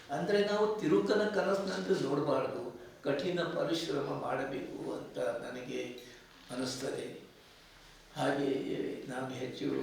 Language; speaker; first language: Kannada; non-native, local second language; Konkani